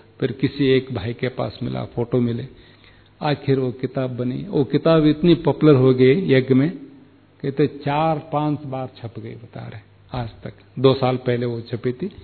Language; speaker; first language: Hindi; non-native, local second language; Kannada